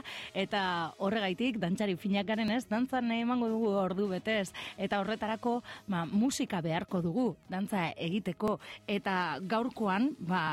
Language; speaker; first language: Basque; native; Basque